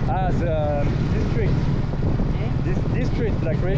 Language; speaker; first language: English; non-native, learner; French